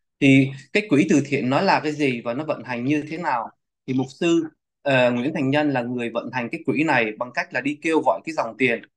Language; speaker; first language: Vietnamese; early bilingual, heritage; Vietnamese